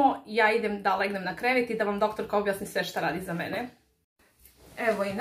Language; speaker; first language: Serbian; native; Serbian